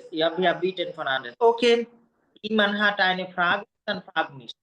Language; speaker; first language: German; non-native, learner; Bangla